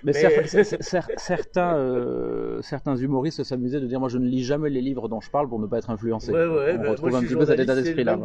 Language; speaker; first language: French; native; French